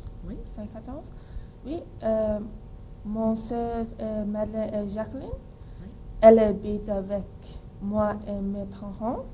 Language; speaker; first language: French; non-native, learner; English